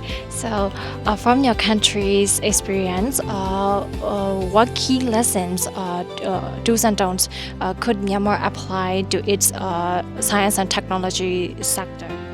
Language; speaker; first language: English; non-native, learner; Burmese